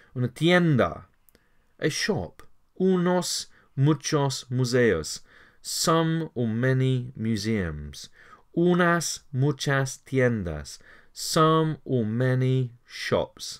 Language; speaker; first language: Spanish; non-native, learner; English